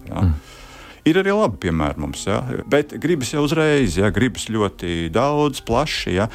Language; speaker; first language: Latvian; native; Latvian